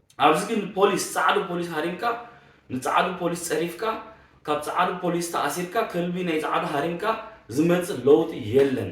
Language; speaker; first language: Tigrinya; early bilingual, heritage; Tigrinya